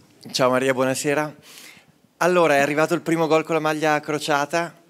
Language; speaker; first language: Italian; native; Italian